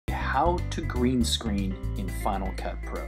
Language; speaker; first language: English; native; English